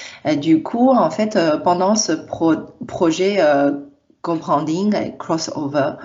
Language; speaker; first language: French; non-native, fluent; Chinese